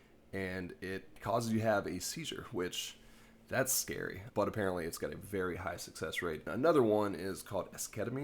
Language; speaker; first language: English; native; English